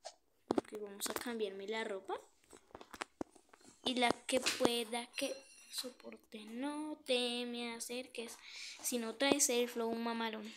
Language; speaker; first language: Spanish; native; Spanish